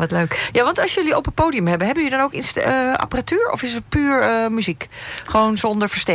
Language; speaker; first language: Dutch; native; Dutch